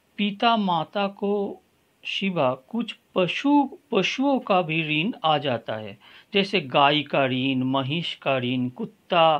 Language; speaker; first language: Hindi; non-native, local second language; Bangla